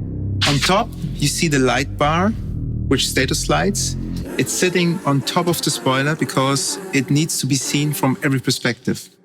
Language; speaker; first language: English; non-native, fluent; German